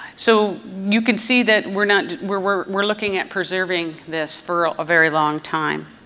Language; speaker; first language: English; native; English